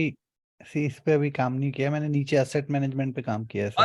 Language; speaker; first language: Hindi; native; Hindi